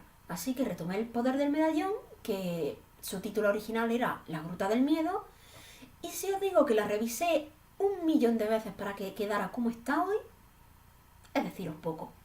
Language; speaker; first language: Spanish; native; Spanish